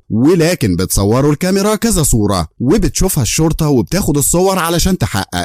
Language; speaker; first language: Arabic; native; Arabic